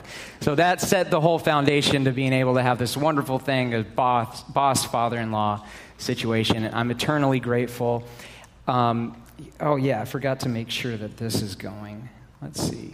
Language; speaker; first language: English; native; English